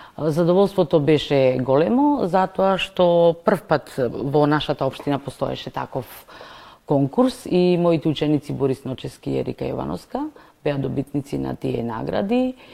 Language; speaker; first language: Macedonian; native; Macedonian